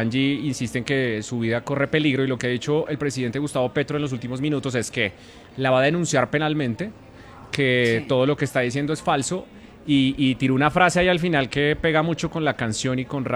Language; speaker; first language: Spanish; native; Spanish